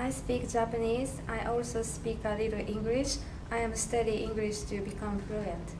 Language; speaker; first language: English; non-native, learner; Japanese